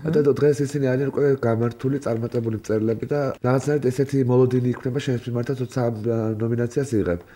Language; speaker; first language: Georgian; native; Georgian